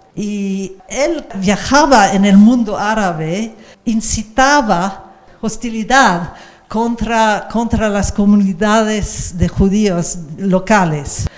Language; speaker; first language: Spanish; non-native, fluent; English